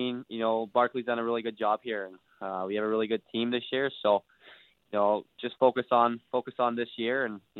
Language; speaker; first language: English; native; English